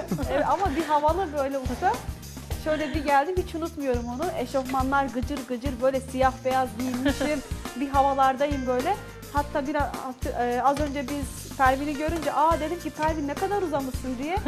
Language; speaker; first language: Turkish; non-native, fluent; Arabic